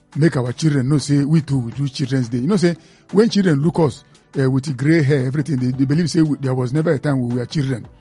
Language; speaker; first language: Nigerian Pidgin; non-native, local second language; Igbo